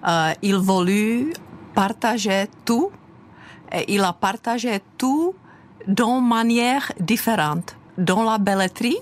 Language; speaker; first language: French; non-native, fluent; Czech